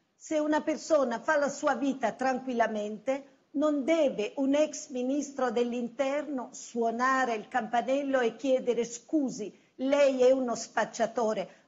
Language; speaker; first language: Italian; native; Italian